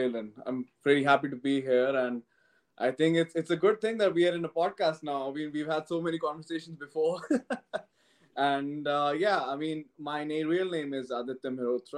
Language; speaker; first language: English; non-native, local second language; Hindi